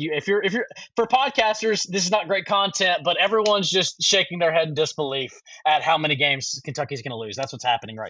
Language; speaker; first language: English; native; English